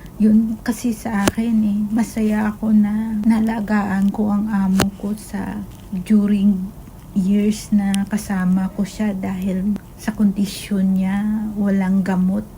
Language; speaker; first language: Filipino; native; Filipino